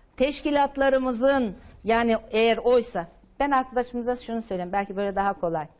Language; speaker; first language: Turkish; native; Turkish